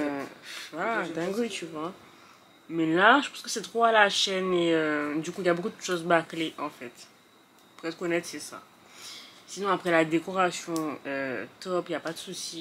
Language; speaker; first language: French; native; French